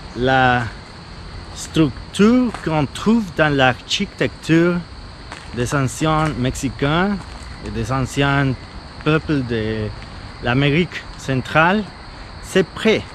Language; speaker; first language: French; non-native, fluent; Spanish